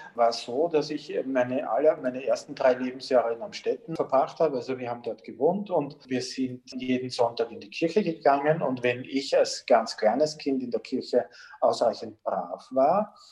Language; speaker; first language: German; native; German